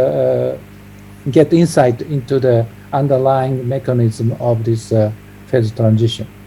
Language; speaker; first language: English; non-native, fluent; Japanese